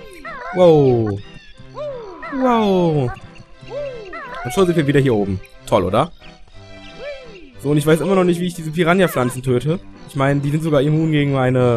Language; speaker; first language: German; native; German